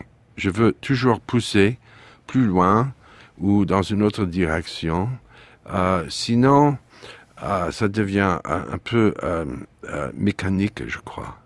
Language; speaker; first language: French; non-native, fluent; English